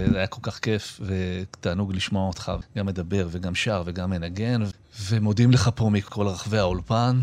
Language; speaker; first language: Hebrew; native; Hebrew